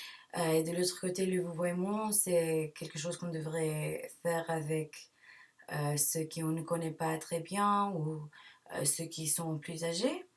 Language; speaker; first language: French; non-native, learner; English